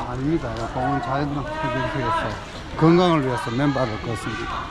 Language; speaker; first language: Korean; native; Korean